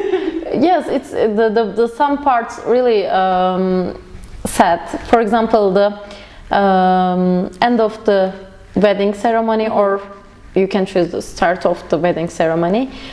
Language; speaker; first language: English; non-native, learner; Turkish